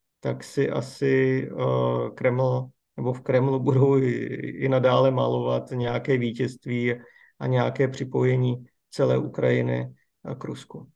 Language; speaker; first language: Czech; native; Czech